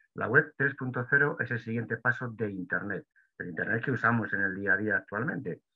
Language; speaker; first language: Spanish; native; Spanish